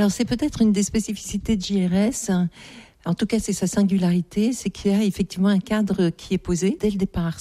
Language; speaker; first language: French; native; French